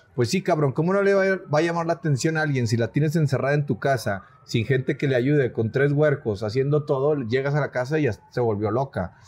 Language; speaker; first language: Spanish; native; Spanish